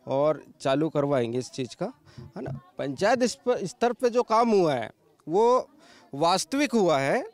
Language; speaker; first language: Hindi; native; Hindi